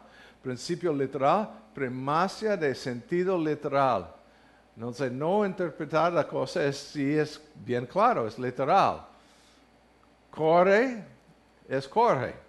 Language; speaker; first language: Spanish; non-native, learner; English